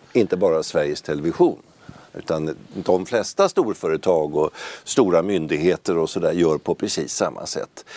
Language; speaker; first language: Swedish; native; Swedish